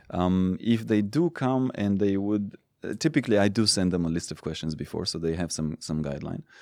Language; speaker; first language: English; non-native, fluent; Romanian